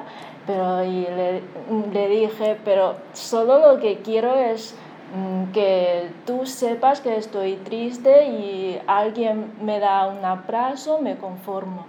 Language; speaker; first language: Spanish; non-native, fluent; Chinese